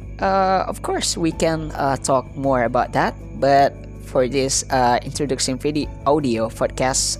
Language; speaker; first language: English; non-native, learner; Indonesian